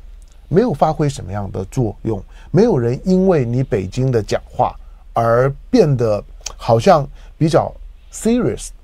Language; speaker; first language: Chinese; native; Chinese